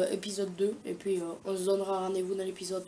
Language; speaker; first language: French; native; French